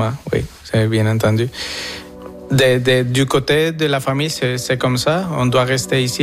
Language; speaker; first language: French; non-native, fluent; Spanish